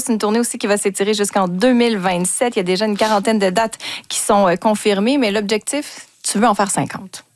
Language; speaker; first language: French; native; French